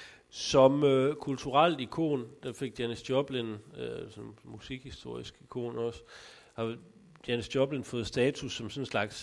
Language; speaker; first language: Danish; native; Danish